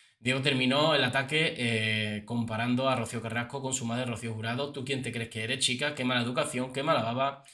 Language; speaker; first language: Spanish; native; Spanish